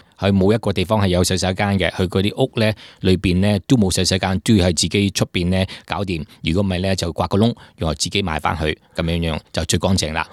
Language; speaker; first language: Cantonese; early bilingual, heritage; Cantonese